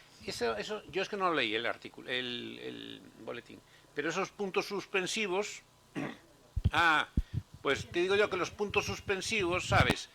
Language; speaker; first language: Spanish; native; Spanish